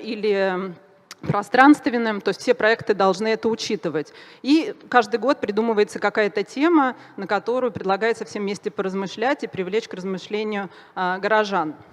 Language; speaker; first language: Russian; native; Russian